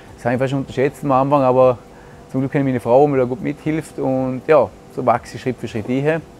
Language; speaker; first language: German; native; German